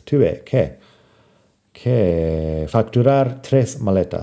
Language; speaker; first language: Spanish; non-native, fluent; English